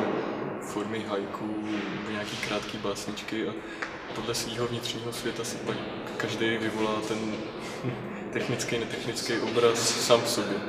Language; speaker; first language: Czech; native; Czech